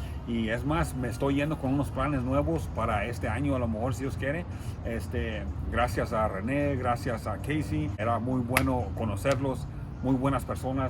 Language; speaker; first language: Spanish; early bilingual, heritage; Spanish